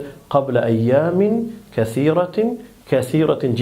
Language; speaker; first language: Arabic; non-native, fluent; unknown